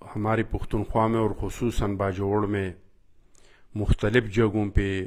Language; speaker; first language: Urdu; non-native, local second language; Pashto